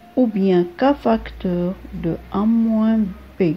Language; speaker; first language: French; non-native, local second language; Arabic